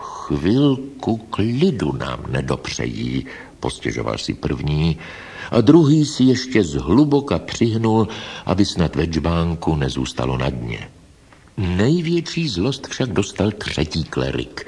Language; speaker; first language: Czech; native; Czech